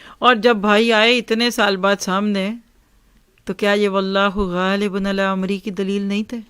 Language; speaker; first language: Urdu; native; Urdu